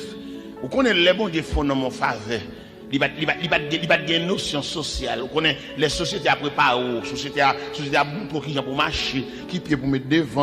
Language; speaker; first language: French; non-native, local second language; Haitian Creole